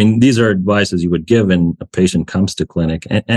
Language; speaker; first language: English; non-native, local second language; Hindi